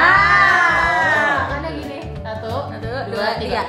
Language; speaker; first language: Indonesian; native; Indonesian